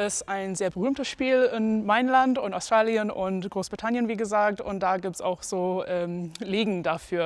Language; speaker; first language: German; non-native, fluent; English